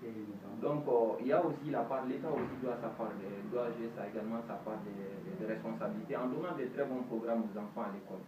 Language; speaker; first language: French; non-native, local second language; Bambara